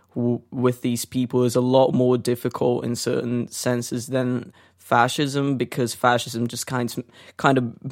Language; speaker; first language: English; non-native, fluent; Portuguese